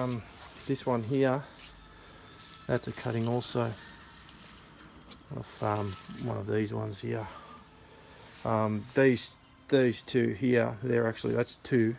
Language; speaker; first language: English; native; English